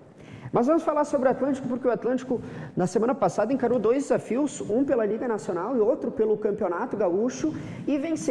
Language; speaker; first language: Portuguese; native; Portuguese